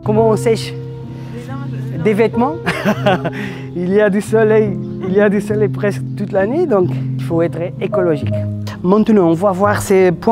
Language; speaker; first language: French; non-native, fluent; Portuguese